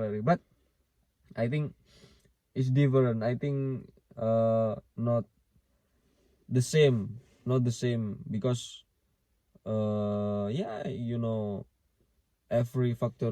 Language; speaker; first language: English; non-native, learner; Indonesian